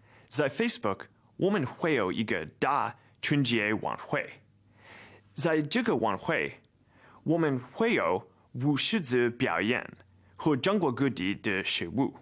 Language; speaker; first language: Chinese; non-native, learner; English